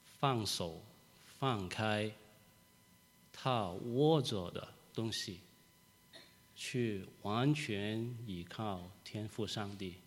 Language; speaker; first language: Chinese; non-native, local second language; Cantonese